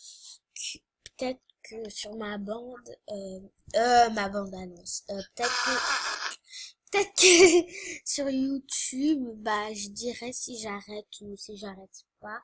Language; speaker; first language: French; native; French